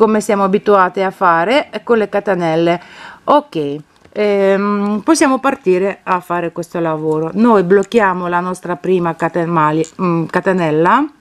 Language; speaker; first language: Italian; non-native, fluent; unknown